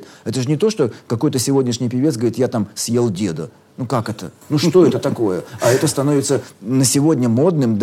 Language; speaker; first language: Russian; native; Russian